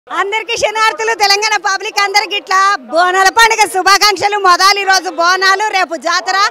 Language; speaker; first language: Telugu; native; Telugu